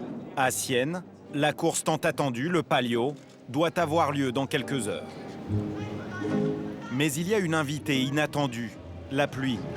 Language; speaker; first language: French; native; French